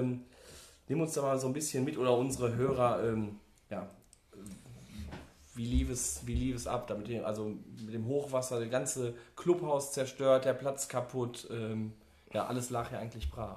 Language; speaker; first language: German; native; German